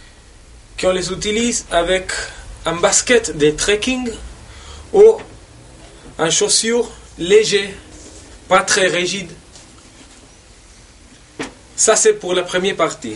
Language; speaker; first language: French; non-native, fluent; Spanish